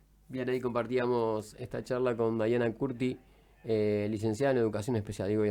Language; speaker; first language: Spanish; native; Spanish